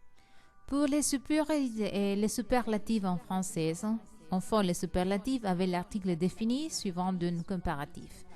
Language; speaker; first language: French; non-native, learner; Spanish